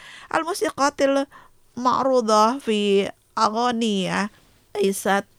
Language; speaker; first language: Arabic; non-native, fluent; Indonesian